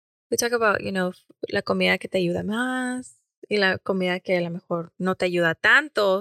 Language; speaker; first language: Spanish; early bilingual, other home language; English